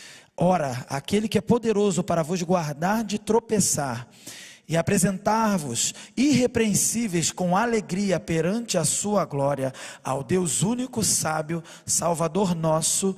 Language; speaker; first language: Portuguese; native; Portuguese